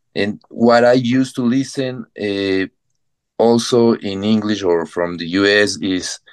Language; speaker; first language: English; non-native, fluent; Spanish